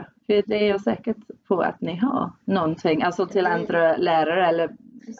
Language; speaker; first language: Swedish; non-native, fluent; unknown